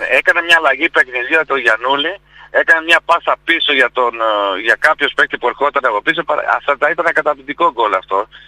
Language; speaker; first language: Greek; non-native, fluent; Spanish